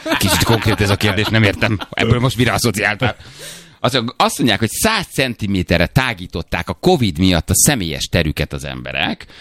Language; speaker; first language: Hungarian; native; Hungarian